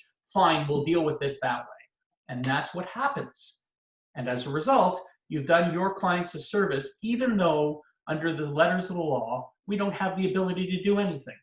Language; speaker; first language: English; native; English